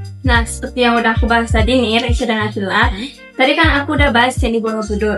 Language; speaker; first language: Indonesian; native; Indonesian